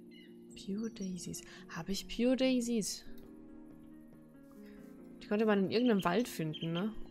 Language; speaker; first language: German; native; German